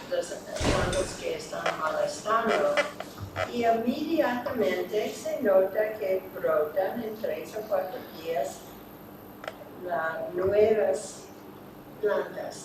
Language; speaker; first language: Spanish; non-native, fluent; English